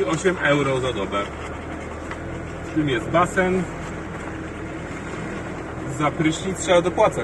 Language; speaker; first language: Polish; native; Polish